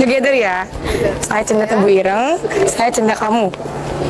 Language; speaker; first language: Indonesian; native; Indonesian